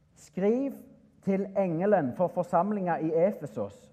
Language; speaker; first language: Norwegian; native; Norwegian